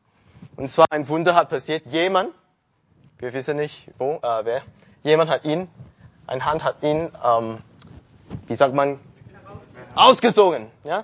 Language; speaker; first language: German; non-native, learner; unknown